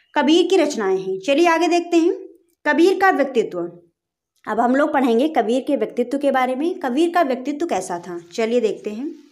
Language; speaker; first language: Hindi; native; Hindi